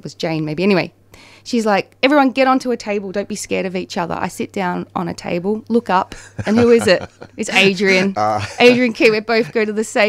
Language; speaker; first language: English; native; English